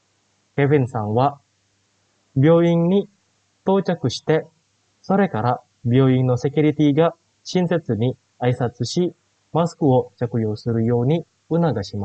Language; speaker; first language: Japanese; non-native, fluent; Indonesian